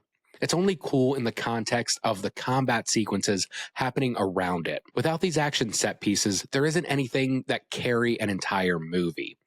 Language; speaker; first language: English; native; English